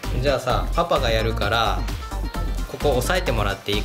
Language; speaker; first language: Japanese; native; Japanese